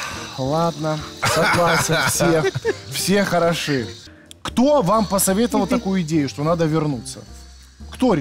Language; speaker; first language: Russian; native; Russian